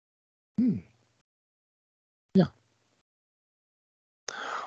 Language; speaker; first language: French; native; French